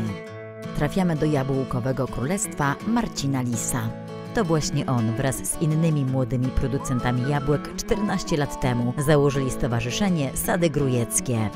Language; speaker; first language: Polish; native; Polish